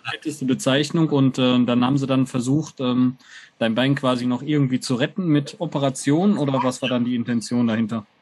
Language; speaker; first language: German; native; German